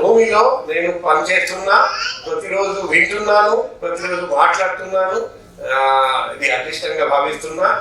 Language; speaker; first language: Telugu; non-native, fluent; Bangla